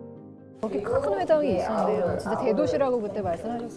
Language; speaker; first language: Korean; native; Korean